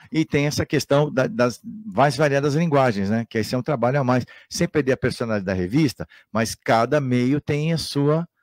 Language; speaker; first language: Portuguese; native; Portuguese